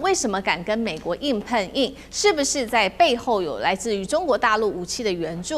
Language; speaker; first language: Chinese; native; Chinese